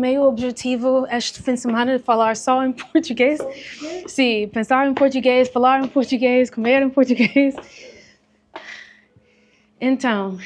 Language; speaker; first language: Portuguese; non-native, learner; English